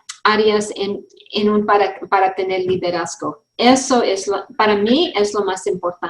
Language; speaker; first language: Spanish; early bilingual, heritage; English